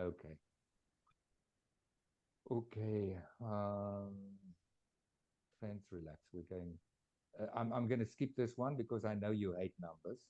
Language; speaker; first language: English; non-native, fluent; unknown